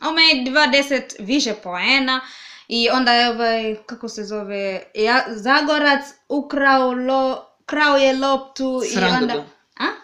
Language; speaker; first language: Serbian; non-native, learner; Swahili